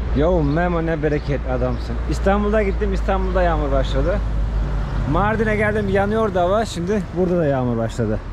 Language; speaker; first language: Turkish; native; Turkish